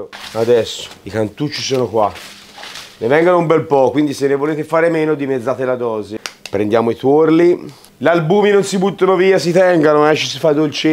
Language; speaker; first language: Italian; native; Italian